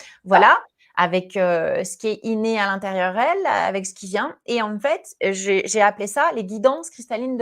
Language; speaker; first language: French; native; French